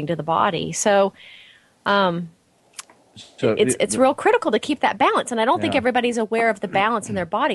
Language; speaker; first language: English; native; English